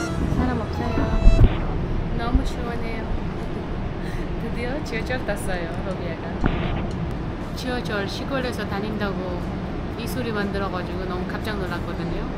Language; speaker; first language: Korean; non-native, fluent; Uzbek